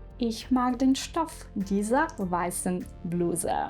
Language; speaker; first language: German; non-native, fluent; Ukrainian